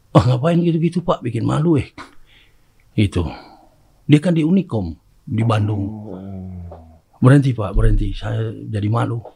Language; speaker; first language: Indonesian; native; Indonesian